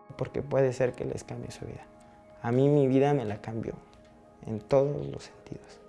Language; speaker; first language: Spanish; native; Spanish